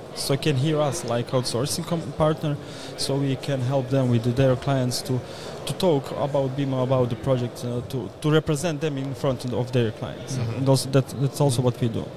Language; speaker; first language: English; non-native, fluent; Bosnian